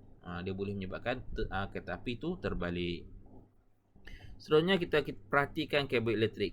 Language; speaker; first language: Malay; native; Malay